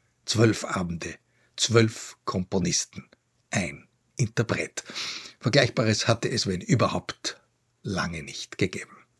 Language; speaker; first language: German; native; German